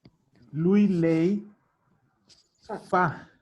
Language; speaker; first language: Italian; non-native, fluent; Spanish